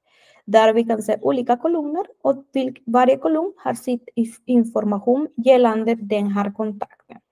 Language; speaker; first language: Swedish; non-native, fluent; Spanish